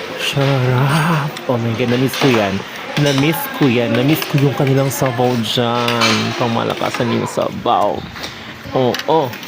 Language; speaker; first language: Filipino; non-native, local second language; Waray